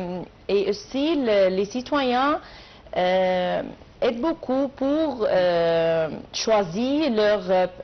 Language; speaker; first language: French; non-native, learner; Arabic